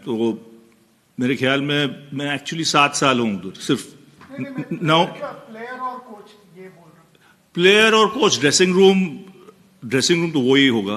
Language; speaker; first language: Hindi; non-native, local second language; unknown